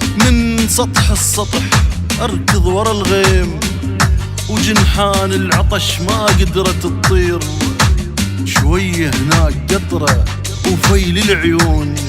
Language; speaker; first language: Arabic; native; Arabic